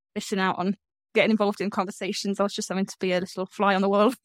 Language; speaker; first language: English; native; English